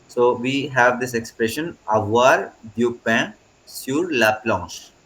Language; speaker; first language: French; non-native, fluent; Hindi